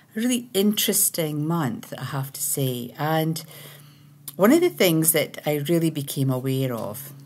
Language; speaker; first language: English; native; English